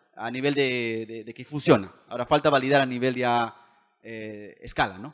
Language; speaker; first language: Spanish; native; Spanish